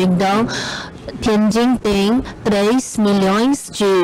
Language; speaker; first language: Portuguese; non-native, fluent; Chinese